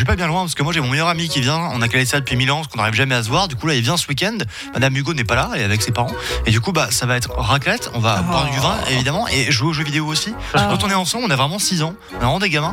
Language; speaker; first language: French; native; French